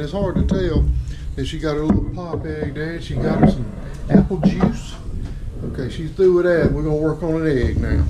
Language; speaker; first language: English; native; English